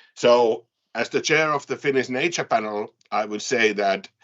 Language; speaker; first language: English; non-native, fluent; Finnish